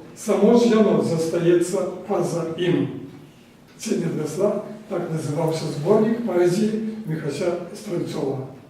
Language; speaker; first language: Belarusian; native; Belarusian